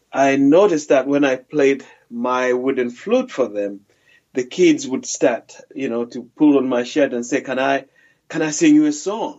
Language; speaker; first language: English; non-native, local second language; Ganda